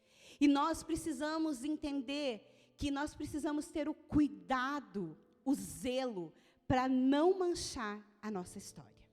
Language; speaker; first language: Portuguese; native; Portuguese